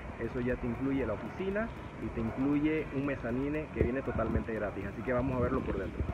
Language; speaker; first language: Spanish; native; Spanish